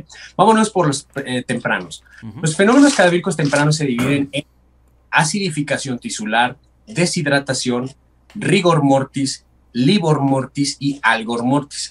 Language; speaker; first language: Spanish; native; Spanish